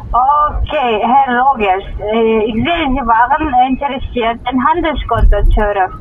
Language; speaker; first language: German; non-native, learner; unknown